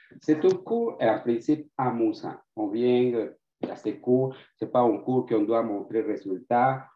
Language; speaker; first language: French; non-native, fluent; Spanish